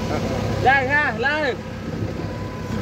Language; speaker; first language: Arabic; non-native, learner; Filipino